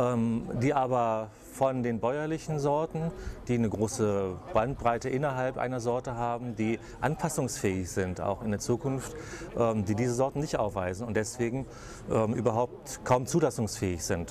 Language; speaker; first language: German; native; German